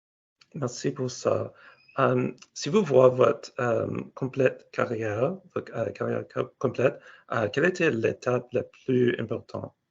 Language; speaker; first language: French; non-native, fluent; English